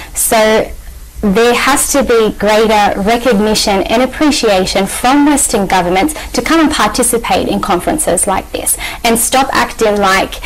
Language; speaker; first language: English; native; English